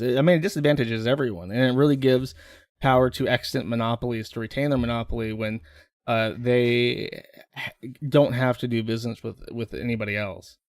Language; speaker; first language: English; native; English